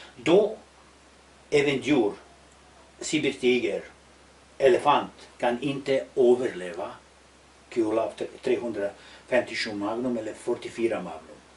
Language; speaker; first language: Swedish; non-native, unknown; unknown